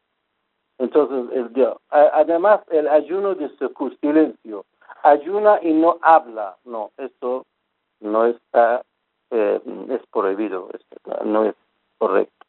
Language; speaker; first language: Spanish; non-native, fluent; Persian